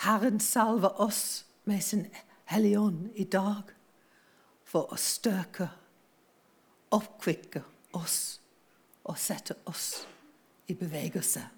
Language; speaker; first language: Norwegian; non-native, fluent; English